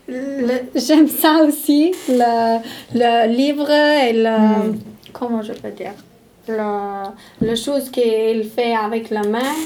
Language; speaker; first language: French; non-native, learner; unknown